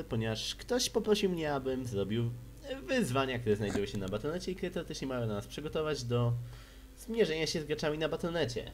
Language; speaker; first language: Polish; native; Polish